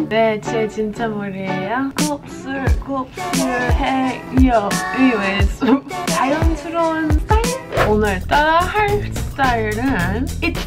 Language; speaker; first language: Korean; non-native, fluent; English